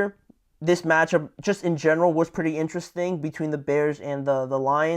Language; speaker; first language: English; native; English